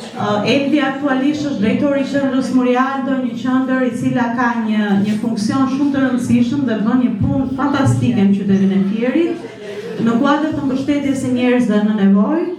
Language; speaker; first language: Albanian; native; Albanian